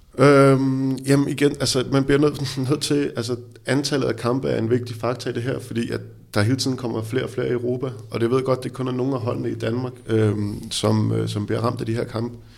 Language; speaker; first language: Danish; native; Danish